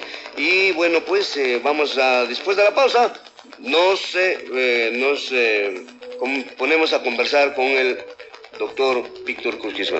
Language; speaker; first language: Spanish; native; Spanish